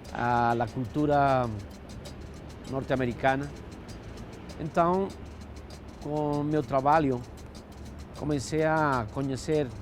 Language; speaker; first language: Portuguese; non-native, fluent; Spanish